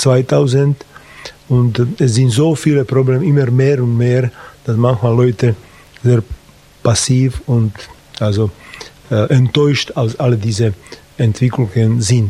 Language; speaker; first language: German; non-native, fluent; Slovak